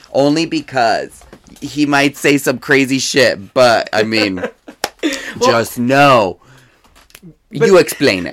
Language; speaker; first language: English; early bilingual, other home language; Spanish